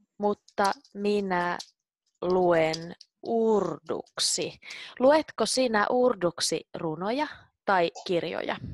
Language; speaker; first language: Finnish; native; Finnish